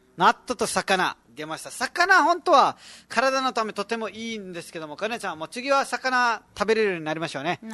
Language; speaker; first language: Japanese; non-native, fluent; Nepali